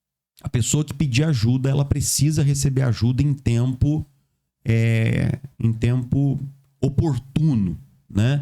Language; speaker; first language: Portuguese; native; Portuguese